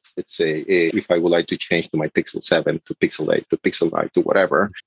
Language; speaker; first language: English; non-native, fluent; Spanish